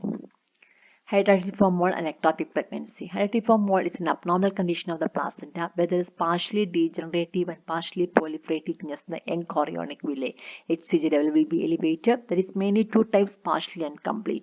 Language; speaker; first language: English; non-native, local second language; Malayalam